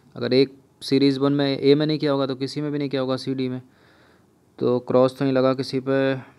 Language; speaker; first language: Hindi; native; Hindi